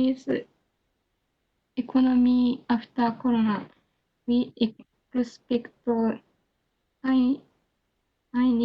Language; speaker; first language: English; non-native, learner; Japanese